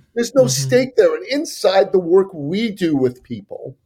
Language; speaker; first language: English; early bilingual, other home language; Persian